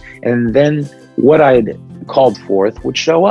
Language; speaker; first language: English; early bilingual, other home language; Arabic